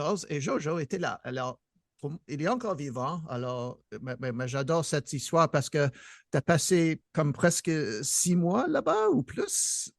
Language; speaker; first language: French; non-native, fluent; English